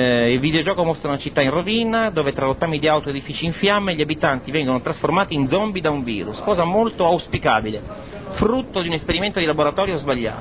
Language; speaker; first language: Italian; native; Italian